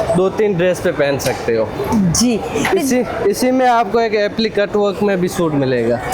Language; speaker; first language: Hindi; native; Hindi